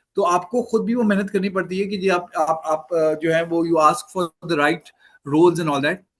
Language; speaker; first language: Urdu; native; Urdu